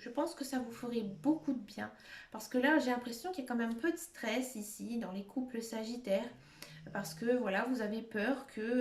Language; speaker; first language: French; native; French